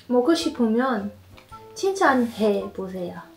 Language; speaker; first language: Korean; non-native, learner; German